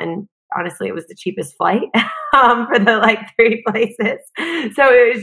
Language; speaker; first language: English; native; English